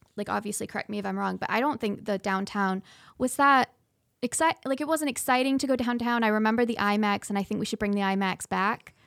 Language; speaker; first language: English; native; English